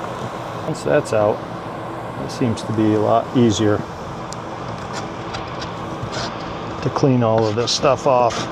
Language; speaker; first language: English; native; English